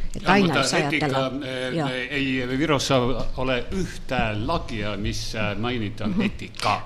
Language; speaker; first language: Finnish; non-native, learner; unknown